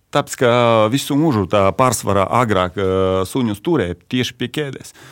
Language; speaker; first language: Latvian; non-native, local second language; Russian